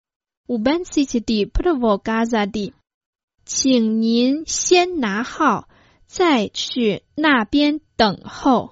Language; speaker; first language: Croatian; non-native, fluent; Chinese